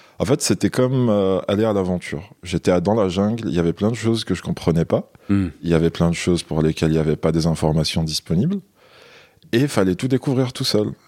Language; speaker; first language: French; non-native, local second language; Kabyle